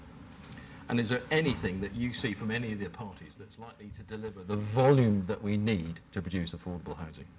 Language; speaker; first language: English; native; English